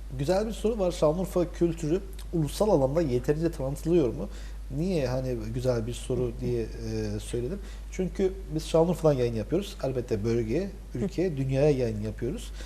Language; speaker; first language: Turkish; native; Turkish